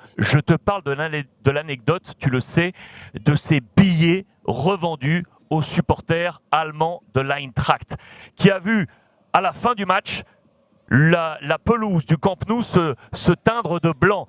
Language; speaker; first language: French; native; French